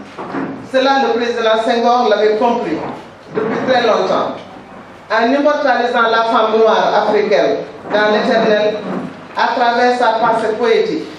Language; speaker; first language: French; non-native, local second language; Wolof